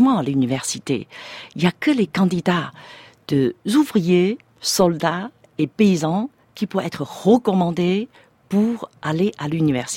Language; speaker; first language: French; non-native, fluent; Chinese